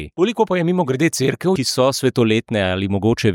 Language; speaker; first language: Slovenian; native; Slovenian